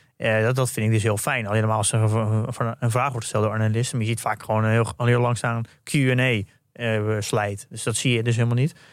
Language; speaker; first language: Dutch; native; Dutch